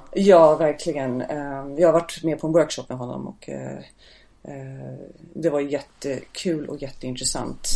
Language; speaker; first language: Swedish; non-native, fluent; English